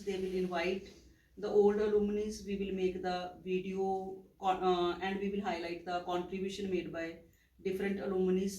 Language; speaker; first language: English; non-native, local second language; Punjabi